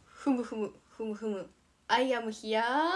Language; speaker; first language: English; non-native, learner; Japanese